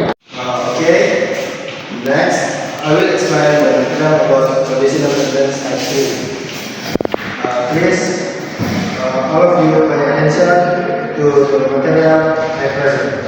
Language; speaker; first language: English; non-native, learner; Indonesian